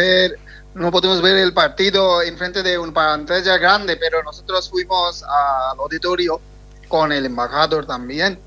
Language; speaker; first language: Spanish; non-native, fluent; Bangla